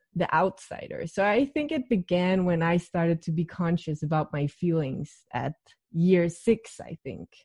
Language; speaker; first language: English; non-native, fluent; Danish